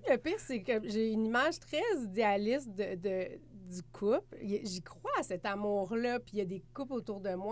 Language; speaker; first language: French; native; French